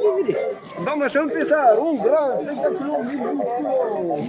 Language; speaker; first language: Spanish; non-native, learner; French